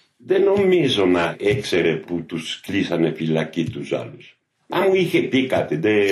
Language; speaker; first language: Greek; non-native, fluent; Polish